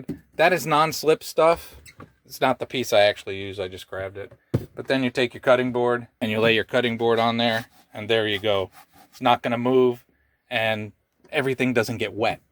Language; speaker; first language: English; native; English